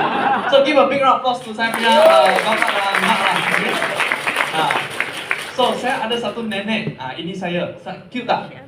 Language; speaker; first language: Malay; non-native, local second language; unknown